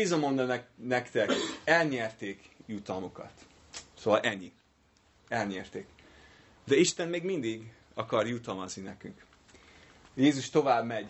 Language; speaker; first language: Hungarian; non-native, learner; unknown